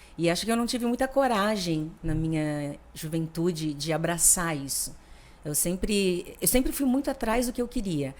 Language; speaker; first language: Portuguese; native; Portuguese